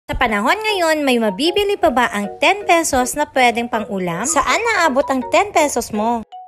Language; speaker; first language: Filipino; native; Filipino